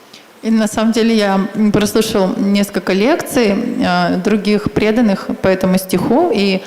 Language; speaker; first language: Russian; native; Russian